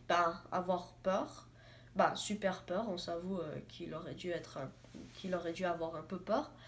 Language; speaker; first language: French; non-native, learner; English